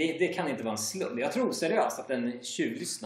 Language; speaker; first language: Swedish; native; Swedish